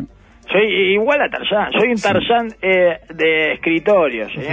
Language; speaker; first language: Spanish; native; Spanish